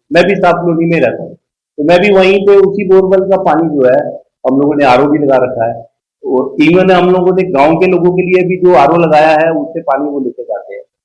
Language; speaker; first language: Hindi; native; Hindi